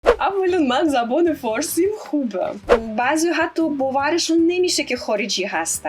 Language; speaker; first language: Persian; non-native, fluent; Russian